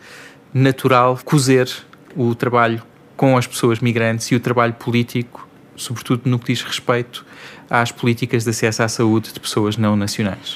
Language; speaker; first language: Portuguese; native; Portuguese